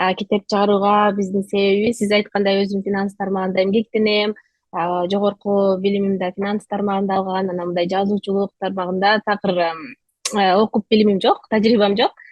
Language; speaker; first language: Kyrgyz; native; Kyrgyz